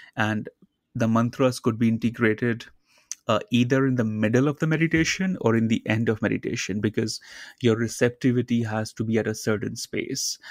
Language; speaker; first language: English; non-native, local second language; Hindi